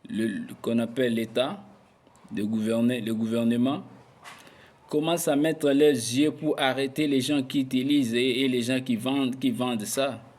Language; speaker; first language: French; non-native, local second language; Lingala